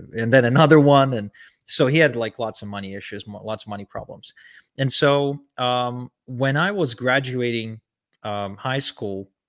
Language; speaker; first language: English; early bilingual, other home language; Ukrainian